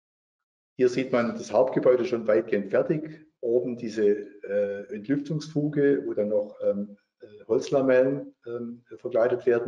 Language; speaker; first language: German; native; German